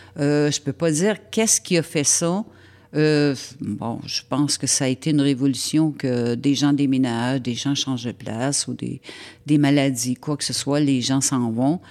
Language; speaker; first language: French; native; French